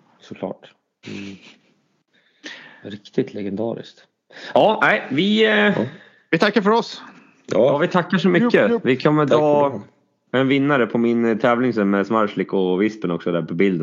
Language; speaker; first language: Swedish; native; Swedish